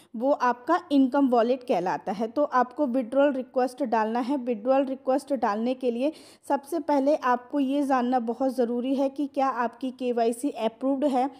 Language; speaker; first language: Hindi; non-native, local second language; Marathi